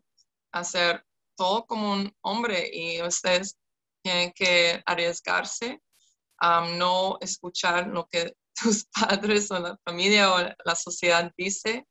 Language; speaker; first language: Spanish; non-native, fluent; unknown